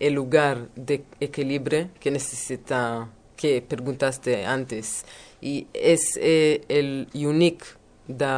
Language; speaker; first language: Spanish; non-native, learner; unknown